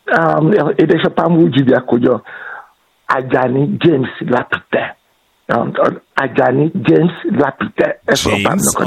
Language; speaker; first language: Hungarian; non-native, fluent; Yoruba